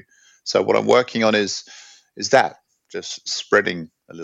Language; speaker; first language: English; native; English